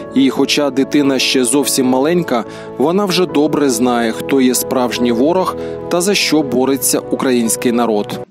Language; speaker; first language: Ukrainian; native; Ukrainian